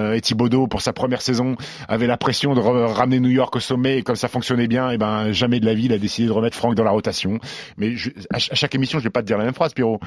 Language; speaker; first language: French; native; French